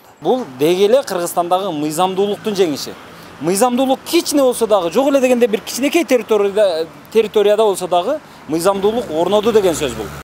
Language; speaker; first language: Kyrgyz; native; Kyrgyz